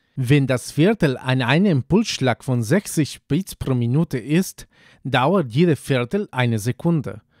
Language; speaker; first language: German; non-native, fluent; Spanish